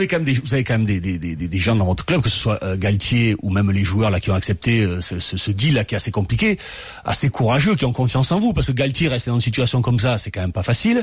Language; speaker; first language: French; native; French